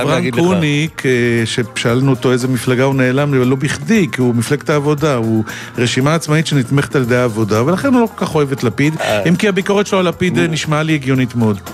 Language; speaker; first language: Hebrew; native; Hebrew